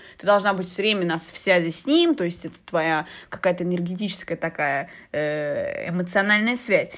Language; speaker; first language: Russian; early bilingual, heritage; Russian